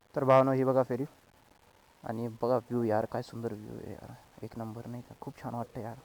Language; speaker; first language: Marathi; non-native, local second language; Lambadi